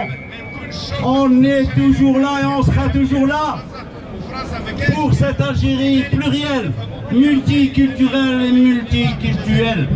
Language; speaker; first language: French; non-native, local second language; Arabic